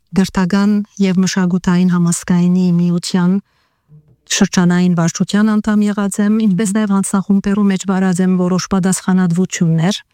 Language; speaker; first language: Armenian; early bilingual, heritage; Armenian